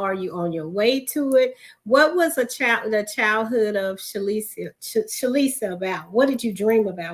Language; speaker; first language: English; native; English